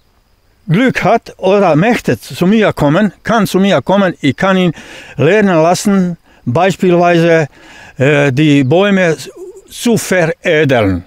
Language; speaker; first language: German; non-native, learner; Bosnian